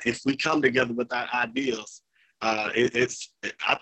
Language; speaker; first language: English; native; English